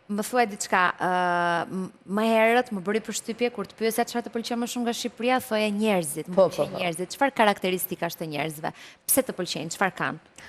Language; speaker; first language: Albanian; native; Albanian